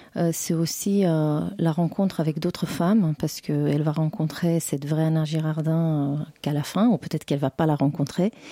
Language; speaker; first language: French; non-native, fluent; Romanian